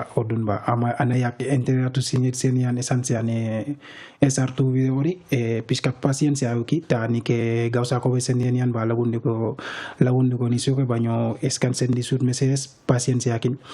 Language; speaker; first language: Basque; non-native, fluent; Wolof